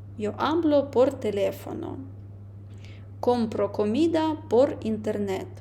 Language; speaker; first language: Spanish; non-native, fluent; Ukrainian